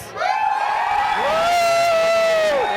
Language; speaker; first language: English; native; English